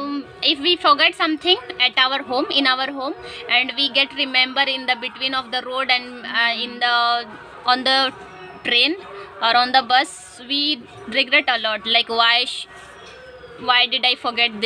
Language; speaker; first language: English; non-native, learner; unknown